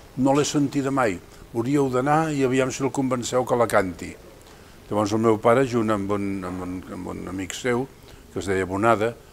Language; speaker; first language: Catalan; native; Catalan